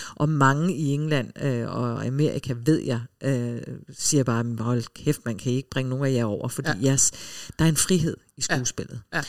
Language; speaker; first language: Danish; early bilingual, heritage; Danish